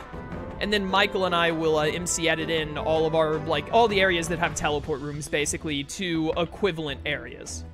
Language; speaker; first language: English; native; English